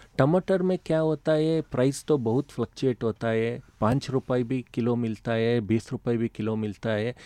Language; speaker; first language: Hindi; non-native, local second language; Kannada